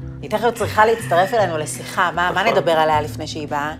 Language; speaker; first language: Hebrew; native; Hebrew